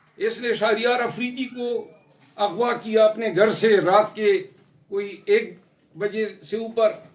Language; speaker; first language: Urdu; non-native, local second language; Pashto